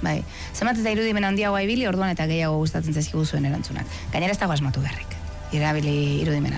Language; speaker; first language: Basque; native; Basque